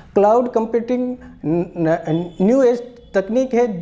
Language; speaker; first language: Hindi; native; Hindi